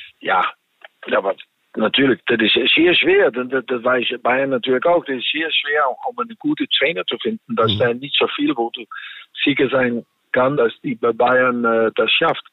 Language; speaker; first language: German; non-native, fluent; Danish